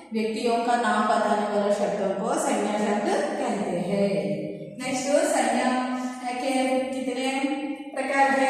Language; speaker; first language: Hindi; non-native, local second language; Telugu